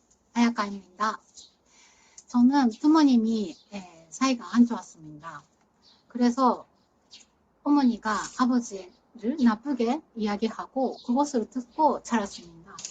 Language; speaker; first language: Korean; non-native, fluent; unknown